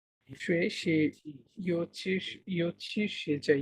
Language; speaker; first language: Chinese; non-native, learner; Bangla